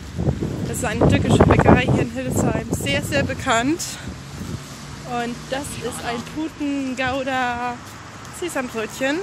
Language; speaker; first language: German; native; German